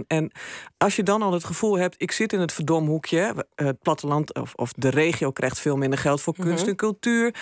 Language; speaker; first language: Dutch; native; Dutch